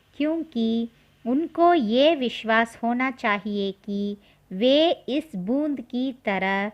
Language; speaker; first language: Hindi; non-native, local second language; Tamil